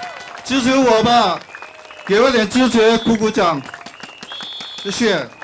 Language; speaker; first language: Chinese; non-native, local second language; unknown